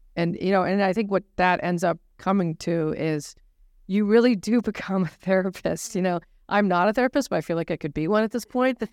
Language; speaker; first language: English; native; English